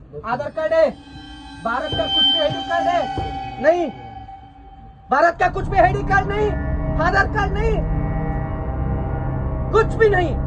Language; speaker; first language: Hindi; non-native, local second language; Kannada